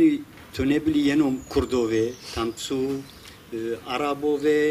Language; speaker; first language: Czech; non-native, fluent; Kurdish